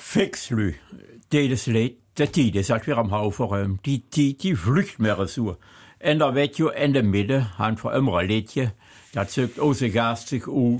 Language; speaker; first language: German; native; German